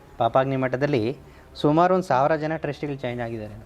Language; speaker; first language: Kannada; native; Kannada